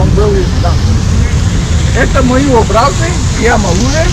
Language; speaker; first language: Russian; non-native, learner; Bulgarian